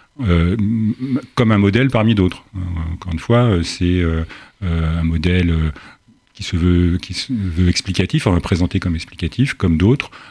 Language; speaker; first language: French; native; French